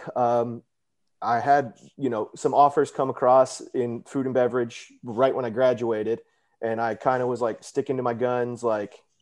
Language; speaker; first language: English; native; English